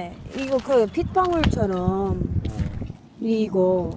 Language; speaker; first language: Korean; non-native, fluent; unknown